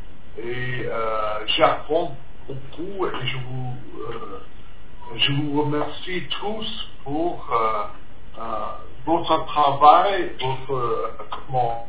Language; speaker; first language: French; non-native, fluent; English